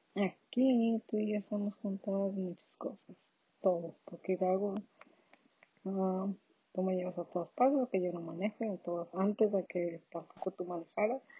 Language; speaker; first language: Spanish; native; Spanish